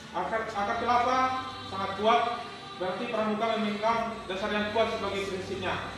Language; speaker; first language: Indonesian; native; Indonesian